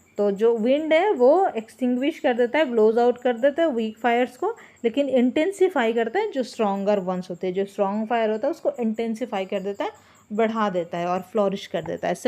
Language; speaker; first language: Hindi; non-native, local second language; Bangla